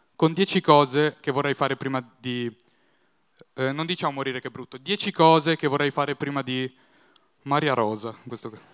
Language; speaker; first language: Italian; native; Italian